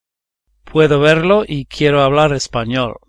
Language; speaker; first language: Spanish; non-native, learner; English